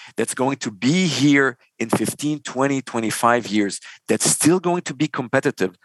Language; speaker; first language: English; non-native, fluent; Arabic